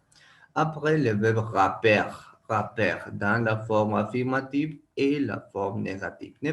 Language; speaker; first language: French; non-native, learner; Spanish